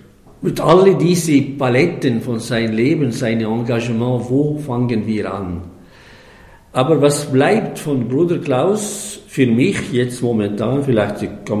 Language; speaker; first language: German; non-native, fluent; Arabic